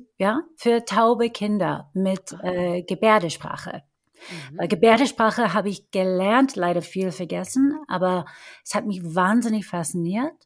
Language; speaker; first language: German; non-native, fluent; English